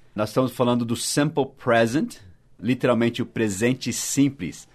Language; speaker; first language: Portuguese; non-native, fluent; English